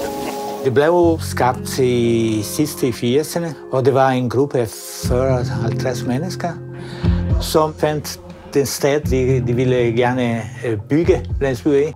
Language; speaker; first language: Danish; non-native, fluent; Italian